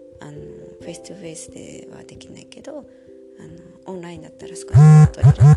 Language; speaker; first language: Japanese; native; Japanese